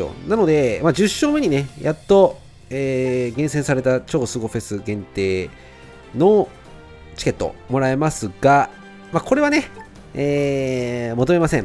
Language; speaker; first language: Japanese; native; Japanese